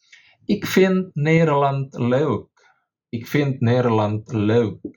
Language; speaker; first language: Dutch; non-native, fluent; Indonesian